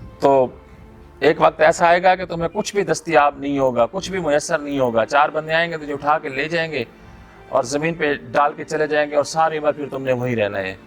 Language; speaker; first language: Urdu; non-native, local second language; Punjabi